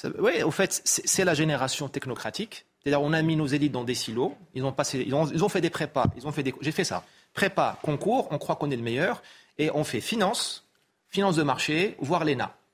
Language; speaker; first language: French; non-native, local second language; Arabic